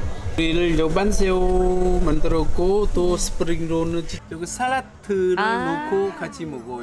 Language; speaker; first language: Korean; non-native, learner; Vietnamese